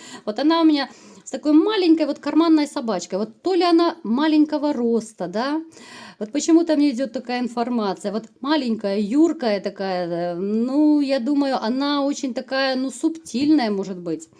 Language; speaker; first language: Russian; native; Russian